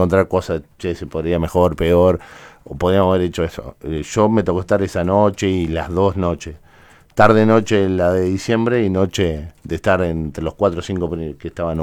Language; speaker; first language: Spanish; native; Spanish